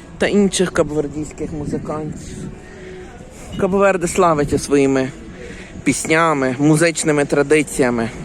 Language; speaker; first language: Ukrainian; native; Ukrainian